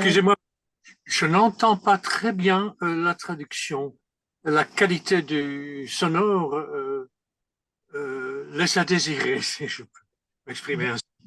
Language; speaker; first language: French; non-native, fluent; English